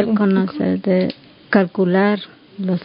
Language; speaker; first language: Spanish; non-native, local second language; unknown